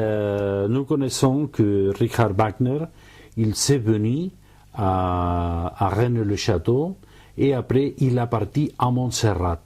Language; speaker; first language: French; non-native, learner; Catalan